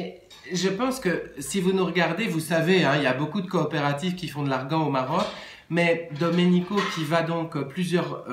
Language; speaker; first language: French; native; French